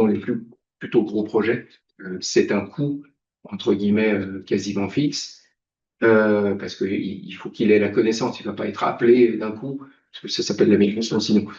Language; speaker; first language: French; native; French